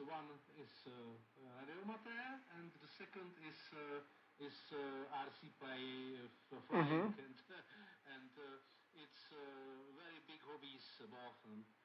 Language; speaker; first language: English; non-native, learner; Czech